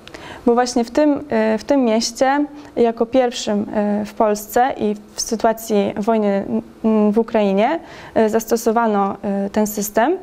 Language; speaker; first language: Polish; native; Polish